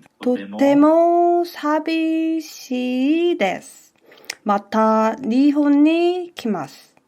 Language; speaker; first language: Japanese; non-native, learner; Korean